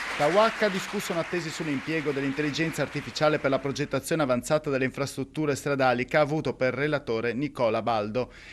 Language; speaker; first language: Italian; native; Italian